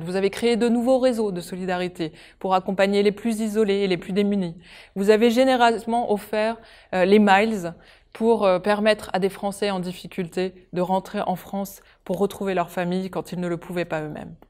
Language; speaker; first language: French; native; French